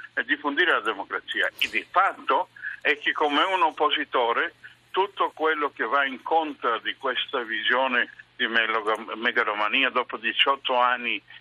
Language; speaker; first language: Italian; non-native, learner; Spanish